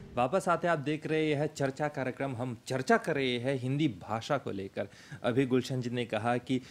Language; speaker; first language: Hindi; early bilingual, heritage; Hindi